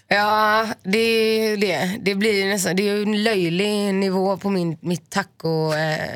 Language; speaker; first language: Swedish; native; Swedish